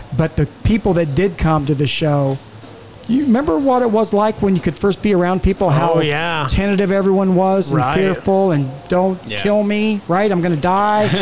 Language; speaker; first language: English; native; English